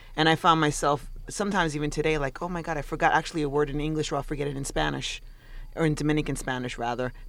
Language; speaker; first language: English; early bilingual, other home language; Spanish